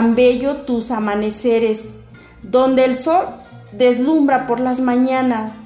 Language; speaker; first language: Spanish; non-native, local second language; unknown